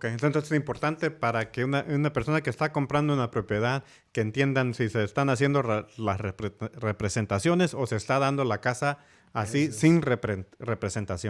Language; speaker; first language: Spanish; early bilingual, heritage; English